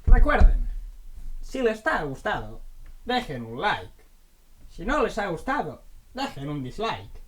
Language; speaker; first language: Spanish; non-native, local second language; Catalan